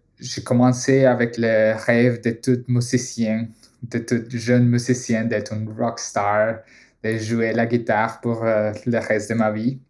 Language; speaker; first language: French; non-native, fluent; Spanish